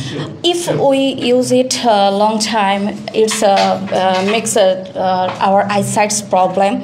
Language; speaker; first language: English; non-native, learner; Bangla